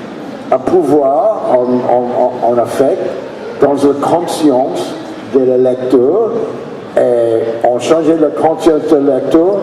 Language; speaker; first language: French; non-native, learner; English